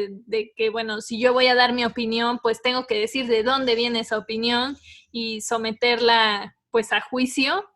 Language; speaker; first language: Spanish; native; Spanish